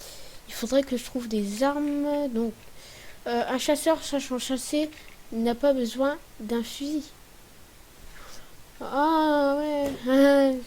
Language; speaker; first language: French; native; French